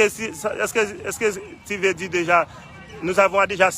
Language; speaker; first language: French; non-native, learner; Haitian Creole